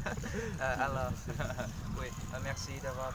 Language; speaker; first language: French; non-native, learner; Vietnamese